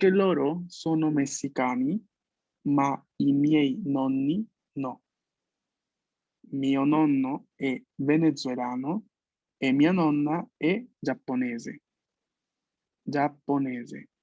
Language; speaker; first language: Italian; non-native, fluent; Spanish